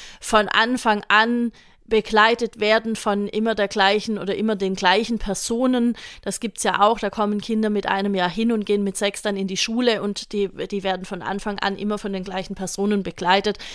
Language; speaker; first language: German; native; German